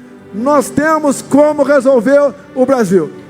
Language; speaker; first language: Portuguese; native; Portuguese